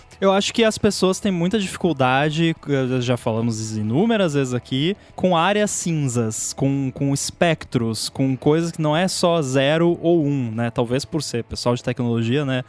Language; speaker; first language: Portuguese; native; Portuguese